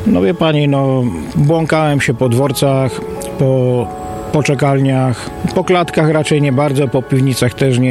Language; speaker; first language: Polish; native; Polish